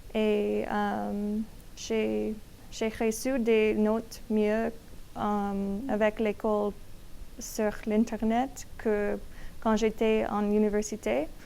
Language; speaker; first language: French; non-native, learner; English